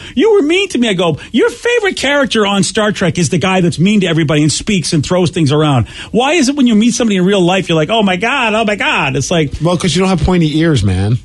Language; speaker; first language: English; native; English